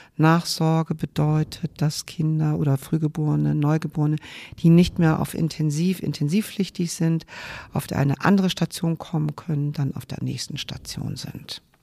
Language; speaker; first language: German; non-native, local second language; Low German